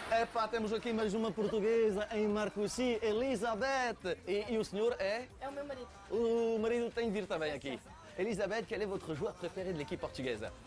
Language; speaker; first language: Portuguese; early bilingual, heritage; French